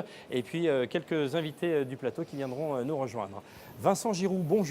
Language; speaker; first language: French; native; French